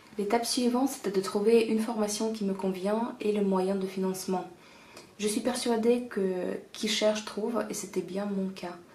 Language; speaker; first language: French; non-native, fluent; Russian